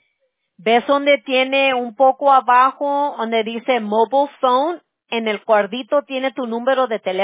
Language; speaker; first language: Spanish; early bilingual, heritage; English